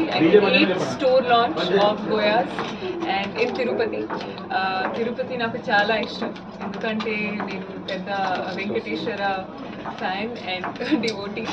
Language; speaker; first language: Telugu; non-native, learner; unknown